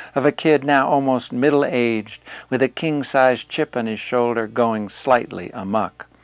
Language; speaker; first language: English; native; English